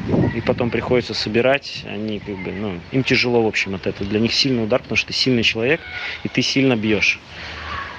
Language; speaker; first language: Russian; native; Russian